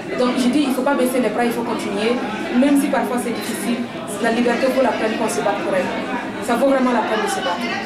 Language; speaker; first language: French; non-native, local second language; Mossi